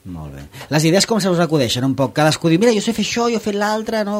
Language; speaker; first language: Catalan; native; Catalan